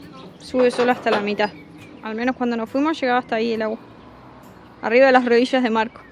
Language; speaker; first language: Spanish; native; Spanish